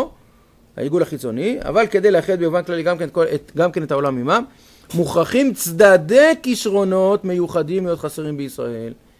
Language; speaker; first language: Hebrew; native; Hebrew